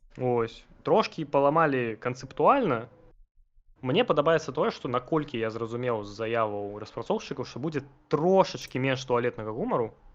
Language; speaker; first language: Belarusian; non-native, local second language; Russian